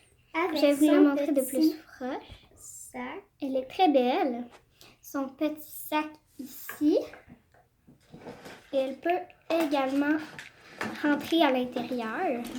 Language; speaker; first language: French; native; French